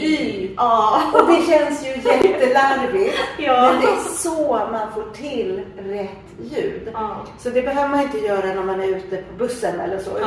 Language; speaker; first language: Swedish; native; Swedish